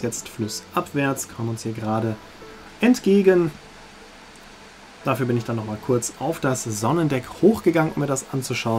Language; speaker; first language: German; native; German